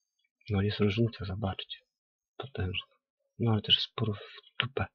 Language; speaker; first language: Polish; native; Polish